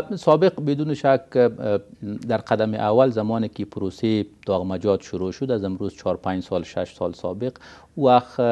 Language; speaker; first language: Persian; native; Persian